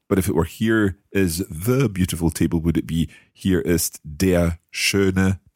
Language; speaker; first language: German; non-native, learner; English